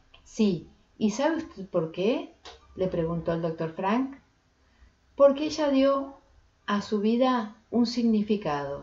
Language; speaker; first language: Spanish; native; Spanish